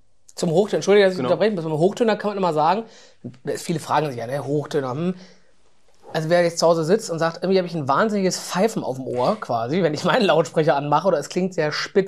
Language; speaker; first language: German; native; German